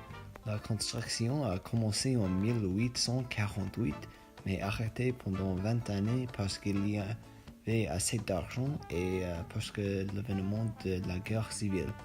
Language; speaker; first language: French; non-native, learner; English